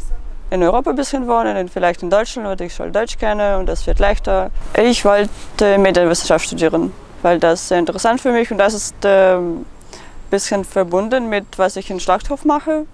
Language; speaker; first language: German; non-native, learner; Russian